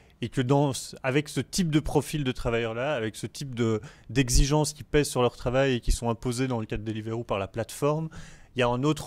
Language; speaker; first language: French; native; French